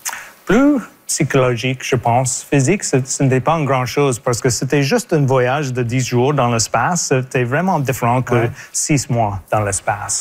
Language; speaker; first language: French; non-native, local second language; English